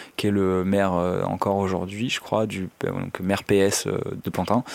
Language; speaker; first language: French; native; French